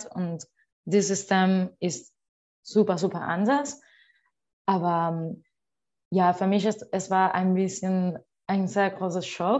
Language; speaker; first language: German; non-native, learner; Spanish